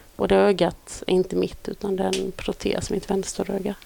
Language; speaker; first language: Swedish; native; Swedish